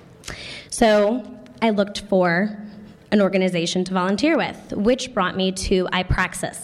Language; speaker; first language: English; native; English